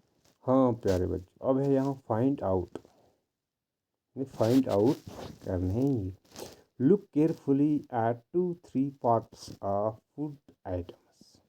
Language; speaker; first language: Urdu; non-native, local second language; Kashmiri